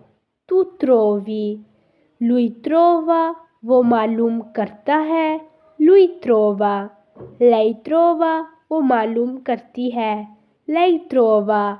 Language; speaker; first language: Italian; non-native, fluent; Urdu